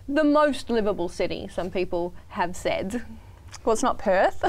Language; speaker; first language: English; native; English